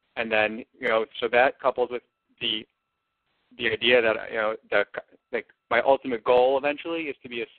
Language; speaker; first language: English; native; English